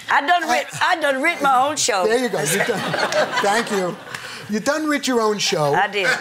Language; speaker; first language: English; native; English